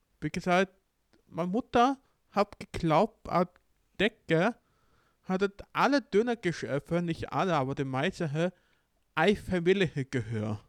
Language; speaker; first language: German; non-native, learner; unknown